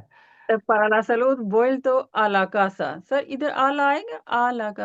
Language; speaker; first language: Spanish; non-native, learner; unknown